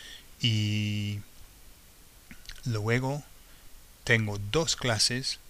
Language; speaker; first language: Spanish; non-native, fluent; English